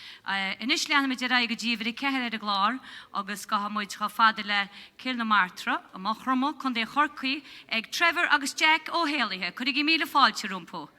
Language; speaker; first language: Irish; native; Irish